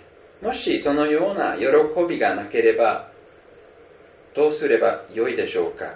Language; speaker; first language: Japanese; non-native, fluent; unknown